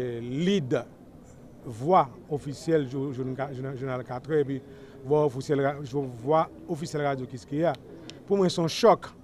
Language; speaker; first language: French; non-native, local second language; Haitian Creole